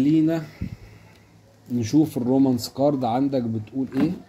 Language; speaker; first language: Arabic; native; Arabic